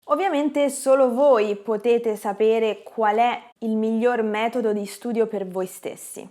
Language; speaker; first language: Italian; native; Italian